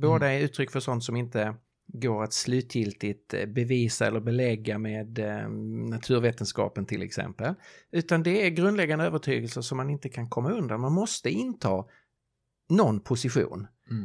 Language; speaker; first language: Swedish; native; Swedish